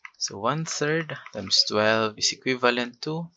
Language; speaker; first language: English; non-native, local second language; Filipino